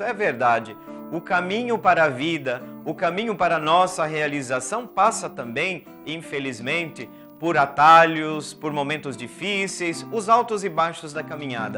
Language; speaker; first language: Portuguese; native; Portuguese